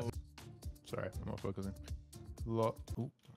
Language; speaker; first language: English; native; English